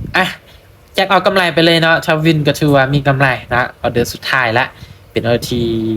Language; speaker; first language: Thai; non-native, local second language; Lao